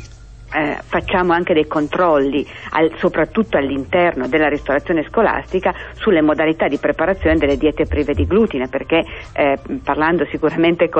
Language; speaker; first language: Italian; native; Italian